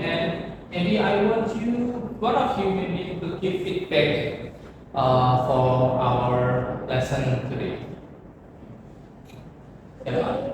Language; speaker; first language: English; non-native, learner; Indonesian